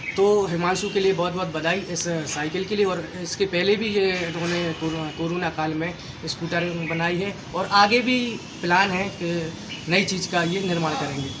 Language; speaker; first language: Hindi; native; Hindi